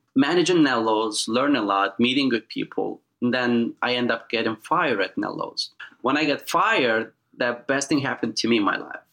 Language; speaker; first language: English; non-native, fluent; Turkish